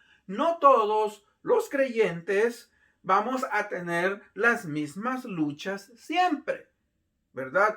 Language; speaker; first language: Spanish; native; Spanish